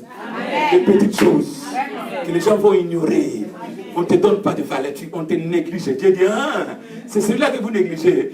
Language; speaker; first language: French; non-native, local second language; Lingala